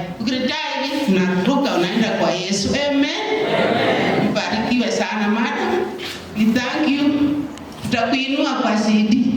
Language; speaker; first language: Swahili; native; Swahili